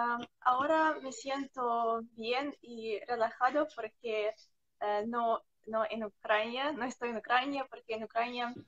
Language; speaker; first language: Spanish; non-native, learner; Ukrainian